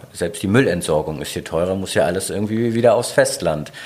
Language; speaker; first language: German; native; German